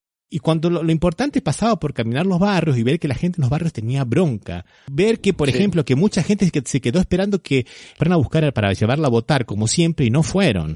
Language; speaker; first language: Spanish; native; Spanish